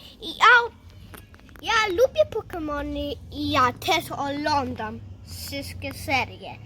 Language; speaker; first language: Polish; early bilingual, heritage; Polish